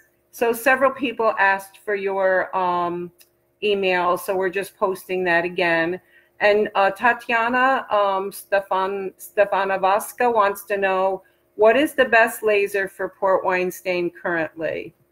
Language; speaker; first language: English; native; English